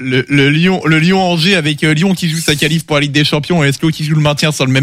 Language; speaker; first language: French; native; French